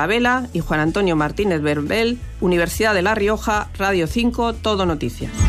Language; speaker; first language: Spanish; native; Spanish